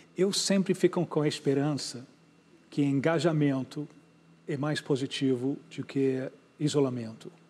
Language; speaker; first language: Portuguese; non-native, fluent; English